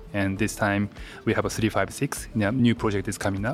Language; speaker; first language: English; non-native, fluent; Japanese